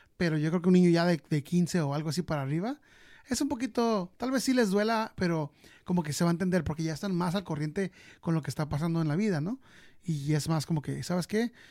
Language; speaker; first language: Spanish; early bilingual, heritage; Spanish